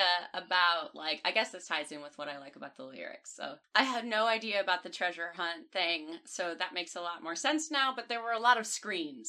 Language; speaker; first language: English; native; English